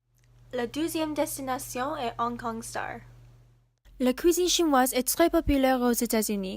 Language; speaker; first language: French; non-native, learner; English